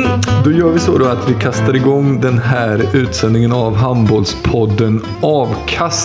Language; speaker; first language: Swedish; native; Swedish